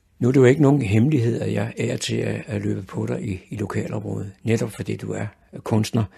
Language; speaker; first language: Danish; native; Danish